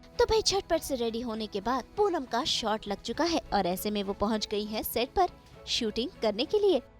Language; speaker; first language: Hindi; native; Hindi